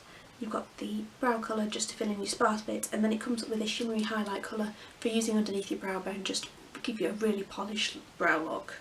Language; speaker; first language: English; native; English